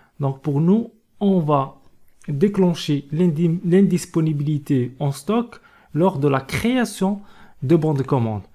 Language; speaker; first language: French; non-native, local second language; Arabic